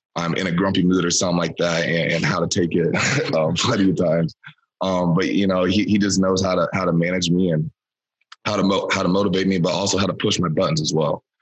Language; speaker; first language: English; native; English